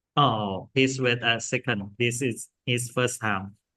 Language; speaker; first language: English; non-native, learner; Thai